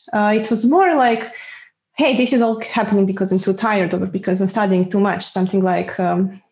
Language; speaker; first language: English; non-native, fluent; Serbian